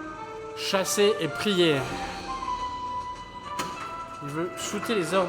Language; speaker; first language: French; native; French